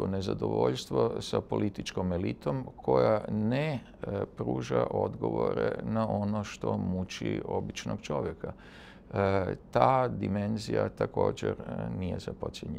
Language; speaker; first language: Serbian; native; Serbian